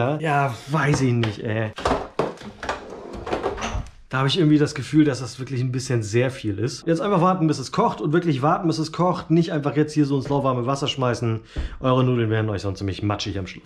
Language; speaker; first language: German; native; German